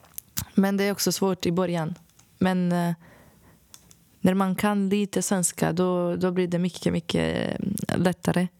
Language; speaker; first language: Swedish; non-native, fluent; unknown